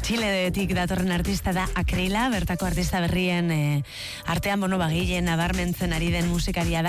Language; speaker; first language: Basque; native; Basque